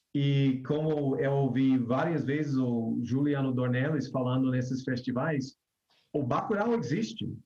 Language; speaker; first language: Portuguese; non-native, fluent; English